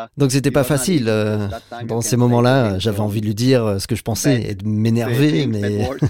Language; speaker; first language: French; non-native, fluent; Polish